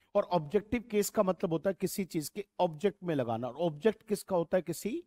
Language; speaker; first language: Hindi; native; Hindi